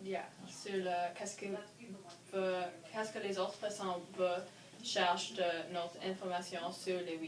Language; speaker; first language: French; non-native, learner; English